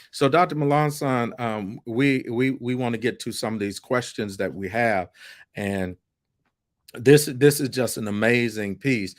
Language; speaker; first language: English; native; English